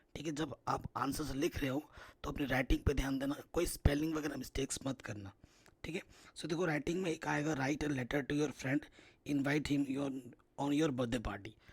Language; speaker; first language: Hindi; native; Hindi